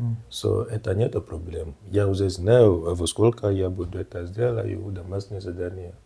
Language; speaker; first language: Russian; non-native, learner; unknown